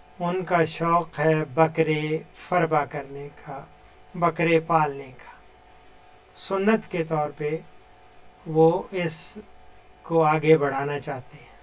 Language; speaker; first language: Urdu; non-native, local second language; Punjabi